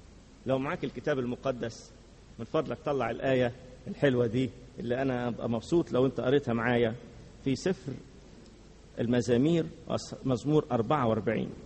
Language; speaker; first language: Arabic; native; Arabic